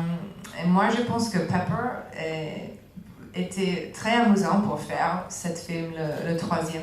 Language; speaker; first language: French; non-native, fluent; English